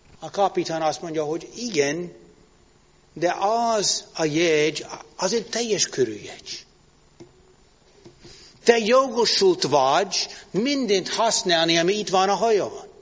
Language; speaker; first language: Hungarian; non-native, learner; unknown